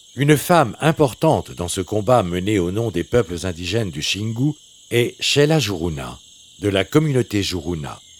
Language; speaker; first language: French; native; French